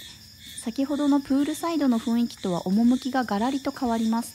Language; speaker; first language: Japanese; native; Japanese